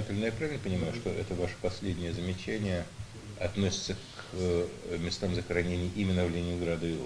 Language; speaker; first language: Russian; native; Russian